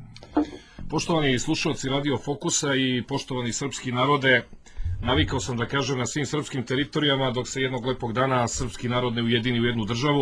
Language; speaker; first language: Serbian; native; Serbian